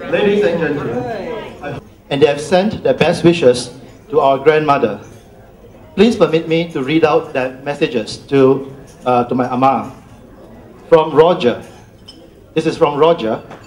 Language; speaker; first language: English; non-native, local second language; Min Nan Chinese